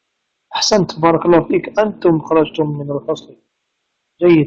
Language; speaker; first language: Arabic; non-native, fluent; English